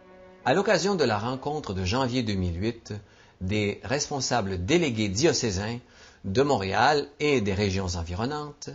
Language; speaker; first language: French; native; French